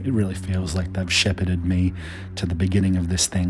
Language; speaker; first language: English; native; English